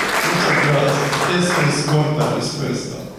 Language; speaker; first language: Spanish; non-native, fluent; Croatian